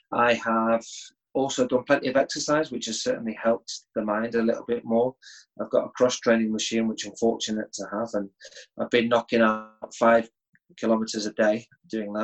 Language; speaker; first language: English; native; English